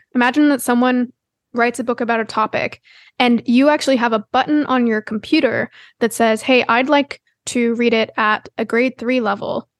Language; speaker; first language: English; native; English